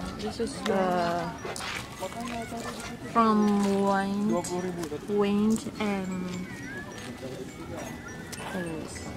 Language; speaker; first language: English; non-native, learner; Indonesian